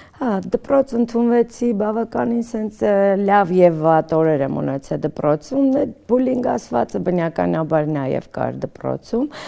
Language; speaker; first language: Armenian; early bilingual, other home language; Russian